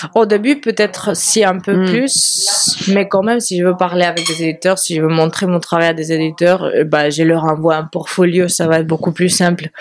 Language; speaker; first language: French; non-native, fluent; Spanish